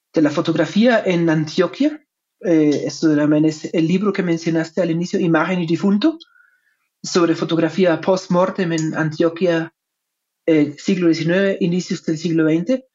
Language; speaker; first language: Spanish; non-native, fluent; German